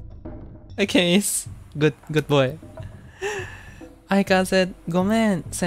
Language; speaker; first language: Japanese; non-native, learner; Indonesian